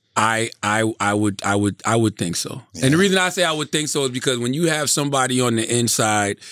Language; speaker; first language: English; native; English